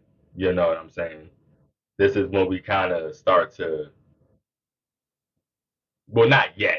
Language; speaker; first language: English; native; English